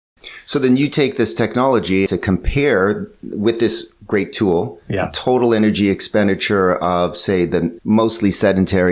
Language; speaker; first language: English; native; English